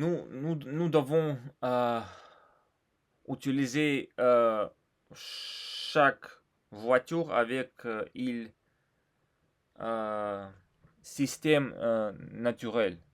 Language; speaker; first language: French; non-native, learner; Russian